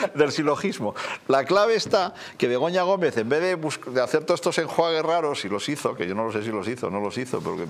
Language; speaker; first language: Spanish; native; Spanish